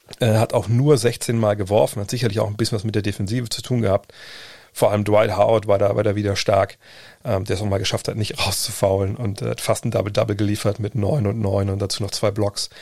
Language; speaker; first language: German; native; German